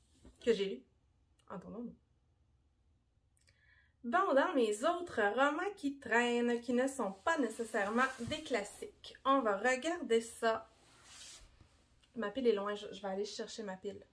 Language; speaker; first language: French; native; French